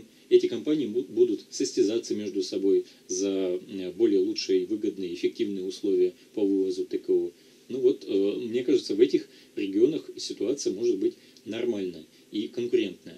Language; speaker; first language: Russian; native; Russian